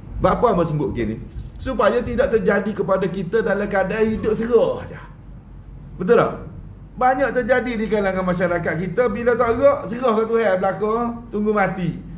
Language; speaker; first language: Malay; native; Malay